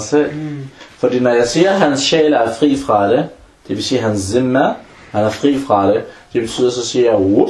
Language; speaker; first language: Danish; early bilingual, other home language; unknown